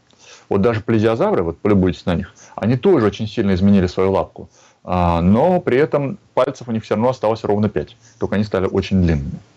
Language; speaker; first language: Russian; native; Russian